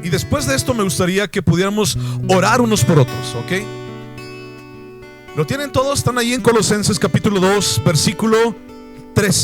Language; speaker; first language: Spanish; native; Spanish